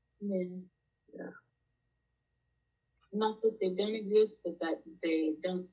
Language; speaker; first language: English; non-native, learner; Japanese